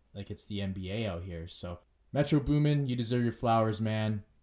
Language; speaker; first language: English; native; English